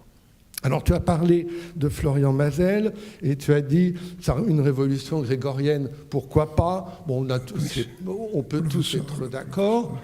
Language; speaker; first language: French; native; French